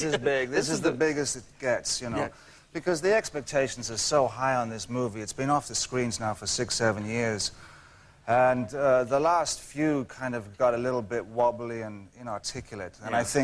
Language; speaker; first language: English; native; English